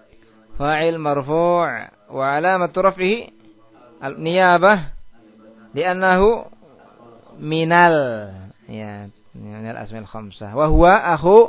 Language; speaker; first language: Arabic; non-native, fluent; Indonesian